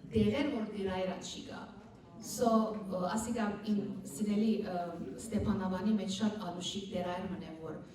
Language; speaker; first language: Armenian; early bilingual, heritage; Armenian